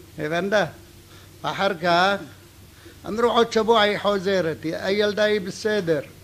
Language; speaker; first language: Hebrew; non-native, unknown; Arabic